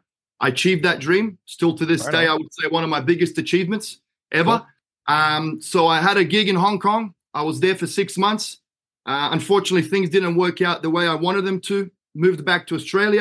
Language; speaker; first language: English; native; English